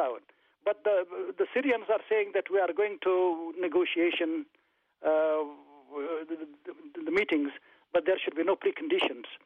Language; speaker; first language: English; non-native, fluent; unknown